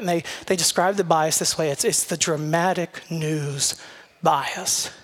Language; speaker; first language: English; native; English